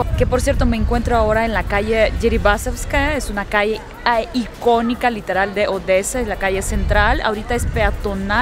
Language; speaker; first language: Spanish; early bilingual, heritage; Russian